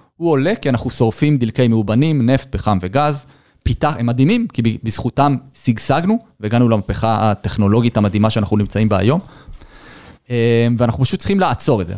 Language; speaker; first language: Hebrew; native; Hebrew